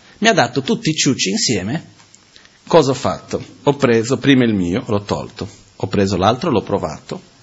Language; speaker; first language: Italian; non-native, fluent; Portuguese